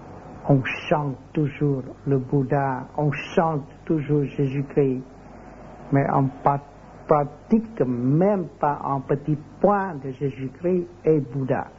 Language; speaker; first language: French; non-native, learner; Vietnamese